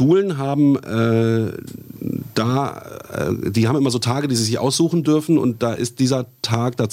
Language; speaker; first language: German; native; German